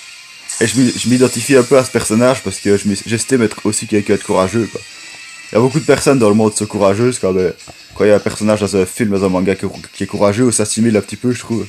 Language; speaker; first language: French; native; French